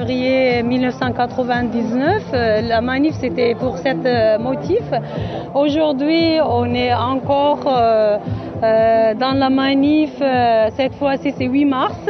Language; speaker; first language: French; non-native, learner; Kurdish